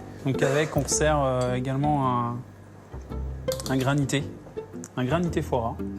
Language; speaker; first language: French; native; French